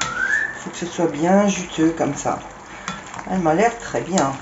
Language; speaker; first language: French; native; French